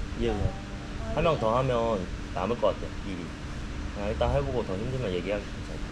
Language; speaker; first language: Korean; non-native, fluent; Vietnamese